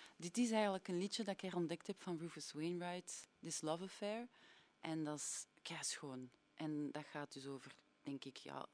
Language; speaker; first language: Dutch; native; Dutch